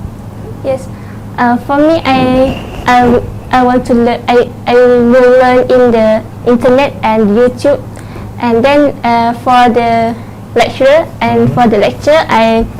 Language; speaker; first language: English; non-native, learner; Thai